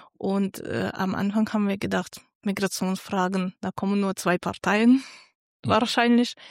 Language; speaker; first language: German; non-native, fluent; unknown